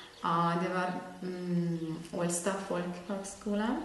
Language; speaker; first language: Swedish; non-native, fluent; Ukrainian